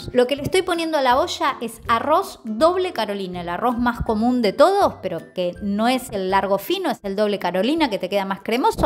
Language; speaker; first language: Spanish; native; Spanish